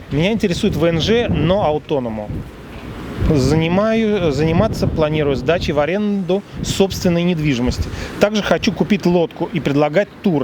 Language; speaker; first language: Russian; native; Russian